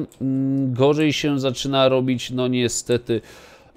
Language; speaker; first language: Polish; native; Polish